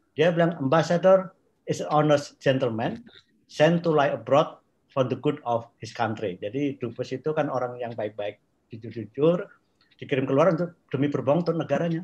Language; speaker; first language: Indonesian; non-native, local second language; Javanese